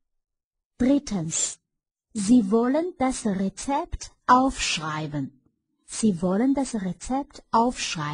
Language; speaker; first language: German; non-native, fluent; Chinese